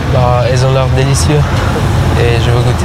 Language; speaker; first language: French; non-native, learner; Persian